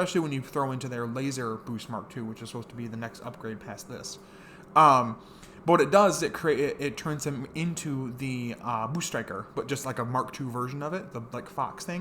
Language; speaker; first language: English; native; English